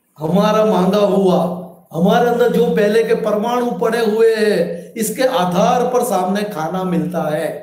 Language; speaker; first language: Hindi; non-native, local second language; Gujarati